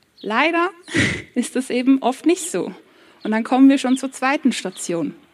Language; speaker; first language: German; early bilingual, other home language; Polish